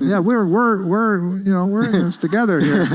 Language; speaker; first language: English; native; English